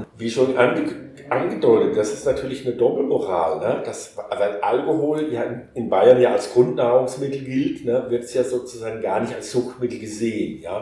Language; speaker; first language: German; native; German